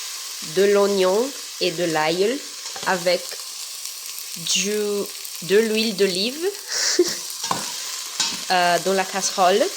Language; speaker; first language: French; non-native, learner; Spanish